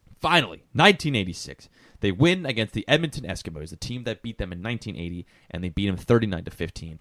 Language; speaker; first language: English; native; English